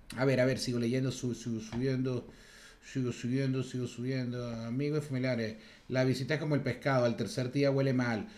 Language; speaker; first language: Spanish; native; Spanish